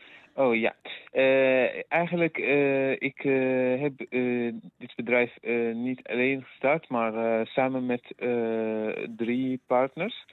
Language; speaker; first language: Dutch; non-native, fluent; Arabic